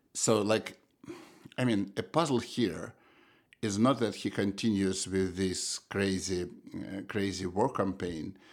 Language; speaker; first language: English; non-native, fluent; Russian